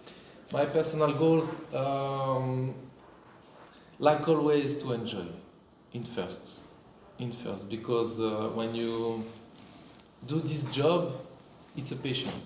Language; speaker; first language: English; non-native, fluent; French